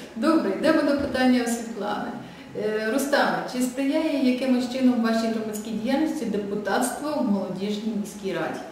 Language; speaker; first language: Ukrainian; native; Ukrainian